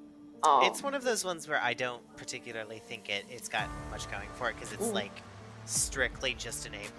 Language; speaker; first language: English; native; English